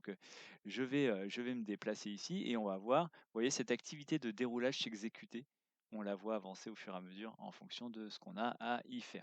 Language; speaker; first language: French; native; French